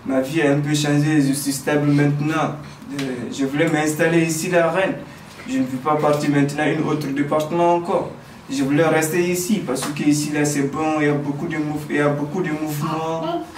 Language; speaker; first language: French; non-native, learner; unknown